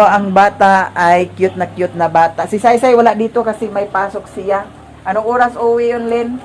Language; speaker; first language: Filipino; non-native, local second language; Cebuano